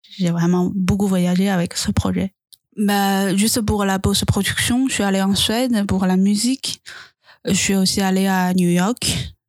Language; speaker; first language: French; non-native, fluent; Chinese